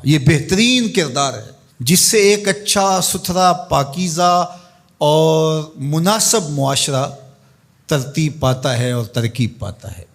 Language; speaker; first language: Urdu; non-native, local second language; Punjabi